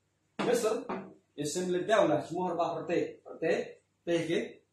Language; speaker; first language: Arabic; non-native, fluent; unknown